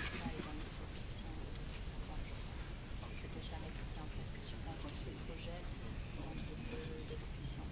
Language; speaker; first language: French; non-native, fluent; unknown